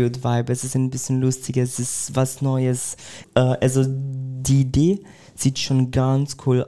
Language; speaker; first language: German; non-native, fluent; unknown